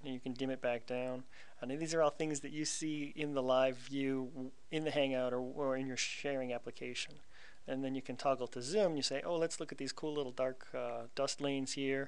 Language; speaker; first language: English; native; English